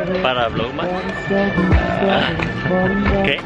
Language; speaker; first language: Spanish; non-native, fluent; French